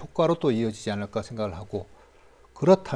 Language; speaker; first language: Korean; native; Korean